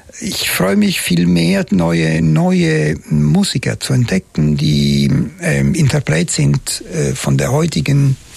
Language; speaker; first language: German; non-native, fluent; Italian